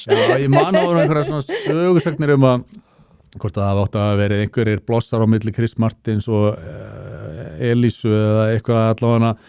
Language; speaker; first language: Icelandic; native; Icelandic